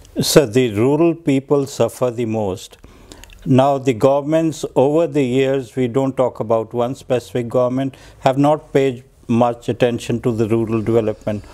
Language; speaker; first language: English; non-native, local second language; Punjabi